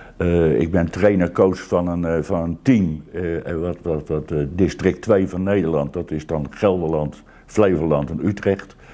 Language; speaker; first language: Dutch; native; Dutch